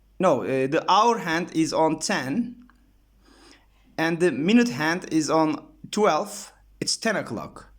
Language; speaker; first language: English; non-native, learner; Turkish